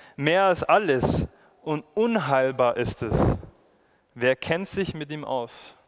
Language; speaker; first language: German; native; German